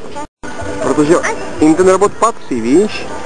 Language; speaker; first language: Czech; native; Czech